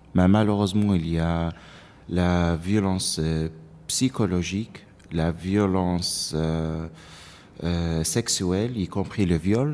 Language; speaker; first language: French; non-native, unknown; Arabic